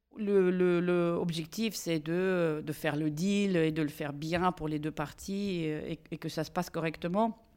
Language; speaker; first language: French; non-native, fluent; Russian